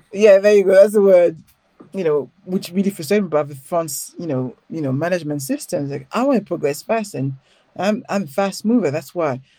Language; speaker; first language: English; non-native, fluent; French